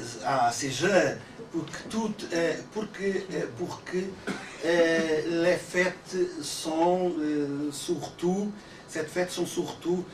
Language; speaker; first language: French; non-native, learner; Portuguese